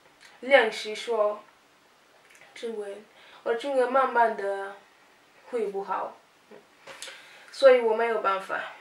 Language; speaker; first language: Chinese; non-native, learner; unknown